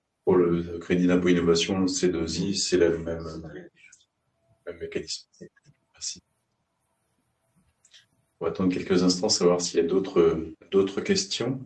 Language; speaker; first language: French; native; French